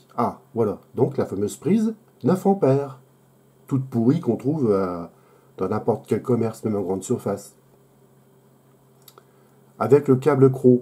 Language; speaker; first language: French; native; French